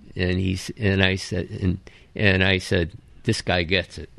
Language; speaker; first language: English; early bilingual, other home language; Japanese